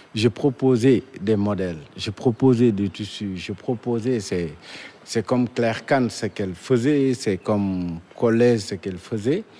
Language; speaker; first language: French; non-native, local second language; Wolof